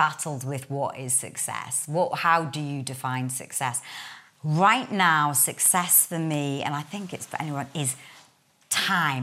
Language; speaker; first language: English; native; English